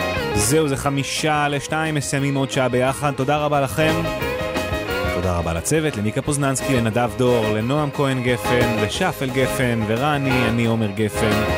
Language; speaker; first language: Hebrew; native; Hebrew